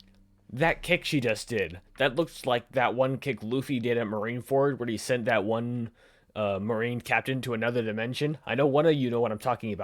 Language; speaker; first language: English; native; English